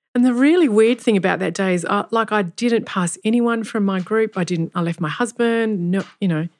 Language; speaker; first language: English; native; English